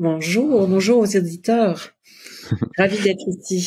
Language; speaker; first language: French; native; French